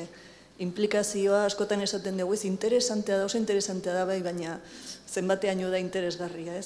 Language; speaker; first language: Basque; native; Basque